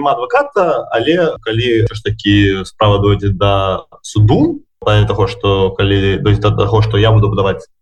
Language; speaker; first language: Belarusian; non-native, local second language; Russian